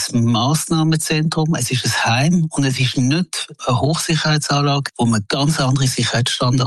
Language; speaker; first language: German; native; German